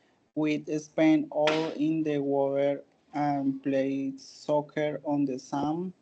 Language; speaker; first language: English; non-native, learner; Spanish